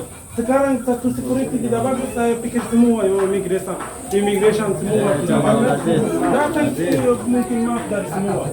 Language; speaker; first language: Indonesian; non-native, learner; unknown